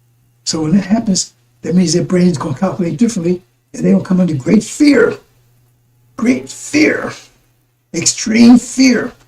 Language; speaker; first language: English; native; English